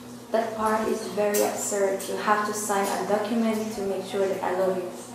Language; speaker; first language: English; non-native, fluent; Spanish